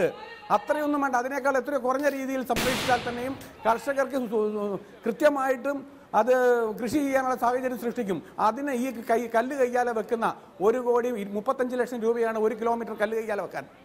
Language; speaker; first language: Malayalam; native; Malayalam